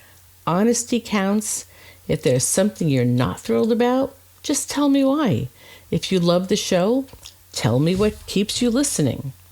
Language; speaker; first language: English; native; English